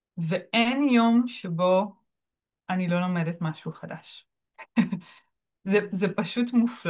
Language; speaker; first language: Hebrew; native; Hebrew